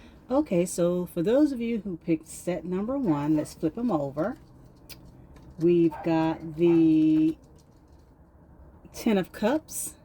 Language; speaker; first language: English; native; English